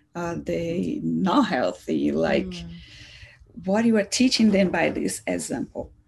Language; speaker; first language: English; non-native, fluent; Portuguese